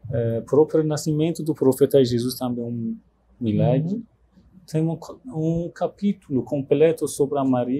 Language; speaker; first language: Portuguese; non-native, learner; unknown